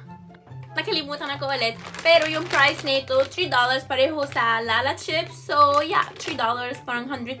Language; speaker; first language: Filipino; non-native, learner; English